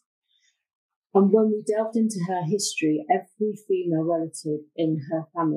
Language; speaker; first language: English; native; English